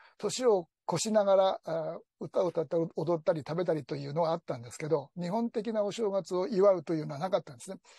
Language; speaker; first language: Japanese; native; Japanese